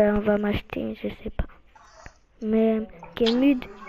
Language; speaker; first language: French; native; French